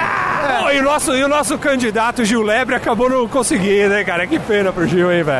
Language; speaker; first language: Portuguese; native; Portuguese